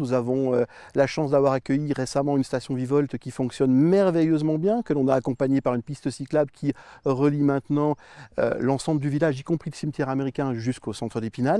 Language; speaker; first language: French; native; French